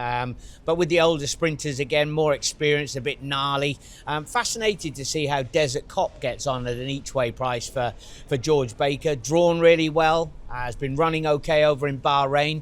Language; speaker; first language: English; native; English